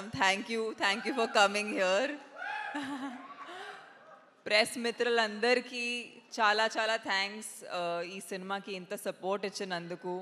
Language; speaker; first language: Telugu; non-native, fluent; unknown